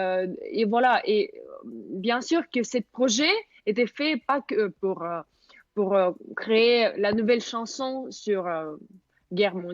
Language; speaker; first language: French; non-native, fluent; Russian